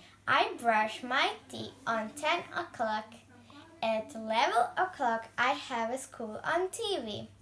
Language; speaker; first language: English; non-native, learner; Croatian